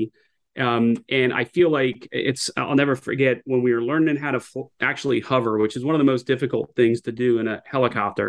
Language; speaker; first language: English; native; English